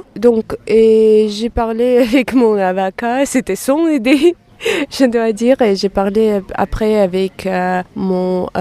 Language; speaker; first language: French; non-native, fluent; Russian